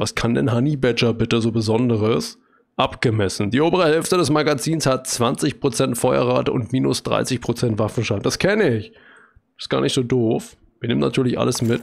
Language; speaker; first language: German; native; German